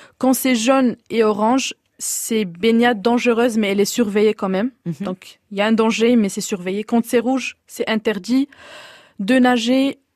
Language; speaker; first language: French; non-native, local second language; Arabic